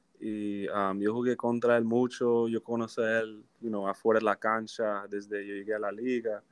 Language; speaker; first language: Spanish; early bilingual, heritage; English